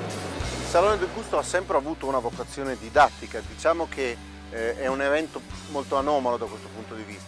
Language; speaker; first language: Italian; native; Italian